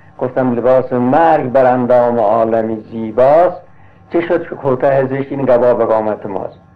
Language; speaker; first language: Persian; non-native, local second language; Azerbaijani